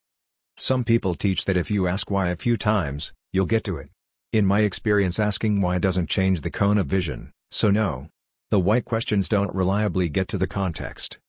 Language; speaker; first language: English; non-native, fluent; Hungarian